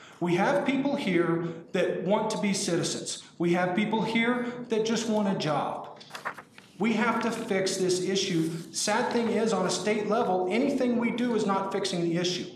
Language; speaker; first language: English; native; English